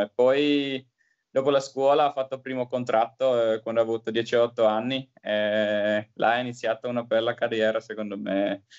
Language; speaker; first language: Italian; non-native, learner; Finnish